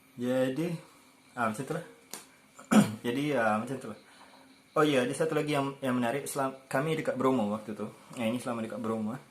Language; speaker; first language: Malay; native; Malay